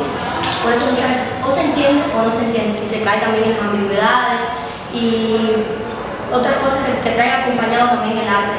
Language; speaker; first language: Spanish; native; Spanish